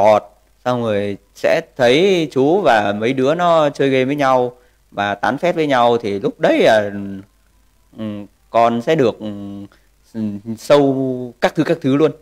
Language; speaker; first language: Vietnamese; native; Vietnamese